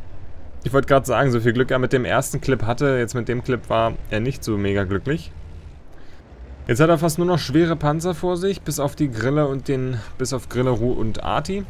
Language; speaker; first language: German; native; German